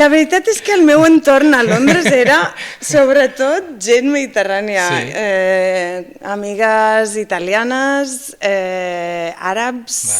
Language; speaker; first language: Catalan; non-native, fluent; Basque